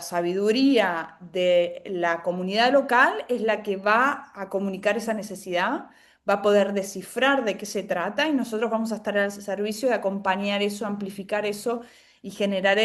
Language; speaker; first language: Spanish; native; Spanish